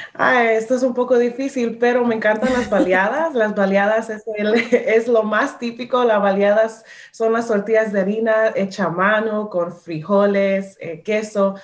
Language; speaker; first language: Spanish; early bilingual, heritage; Spanish